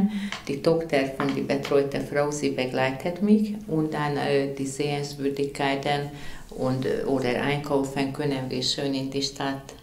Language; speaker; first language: German; non-native, fluent; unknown